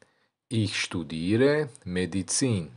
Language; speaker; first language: German; non-native, learner; Tajik